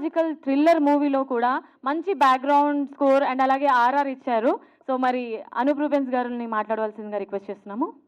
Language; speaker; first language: Telugu; native; Telugu